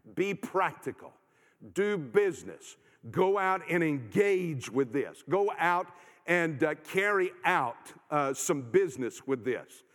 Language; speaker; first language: English; native; English